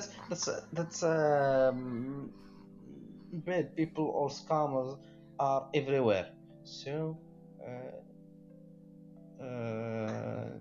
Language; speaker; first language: English; non-native, learner; Arabic